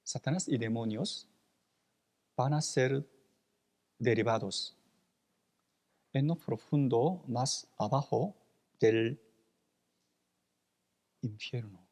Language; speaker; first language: Spanish; non-native, fluent; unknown